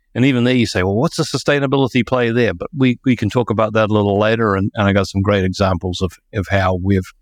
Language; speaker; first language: English; native; English